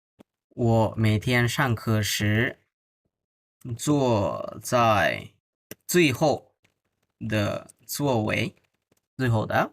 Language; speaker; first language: Chinese; non-native, fluent; Bangla